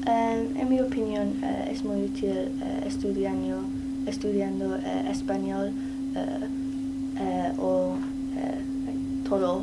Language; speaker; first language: Spanish; non-native, learner; English